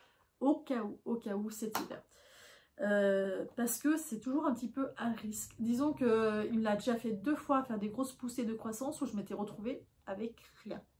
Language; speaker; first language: French; native; French